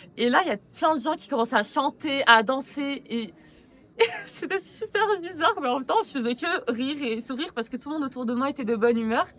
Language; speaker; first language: French; native; French